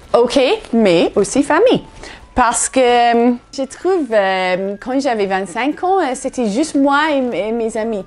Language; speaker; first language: French; non-native, fluent; English